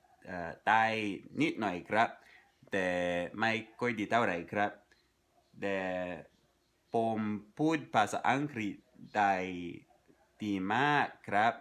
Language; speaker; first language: Thai; non-native, learner; English